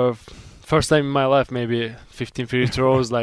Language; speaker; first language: English; non-native, fluent; Turkish